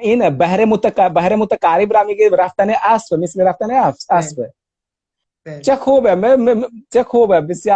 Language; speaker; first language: Persian; non-native, learner; Hindi